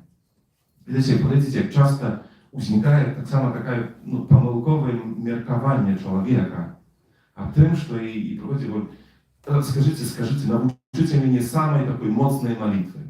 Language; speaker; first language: Polish; non-native, learner; Russian